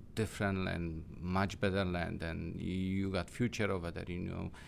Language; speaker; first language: English; non-native, learner; Polish